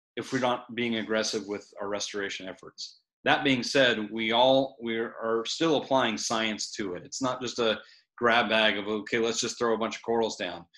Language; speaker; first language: English; native; English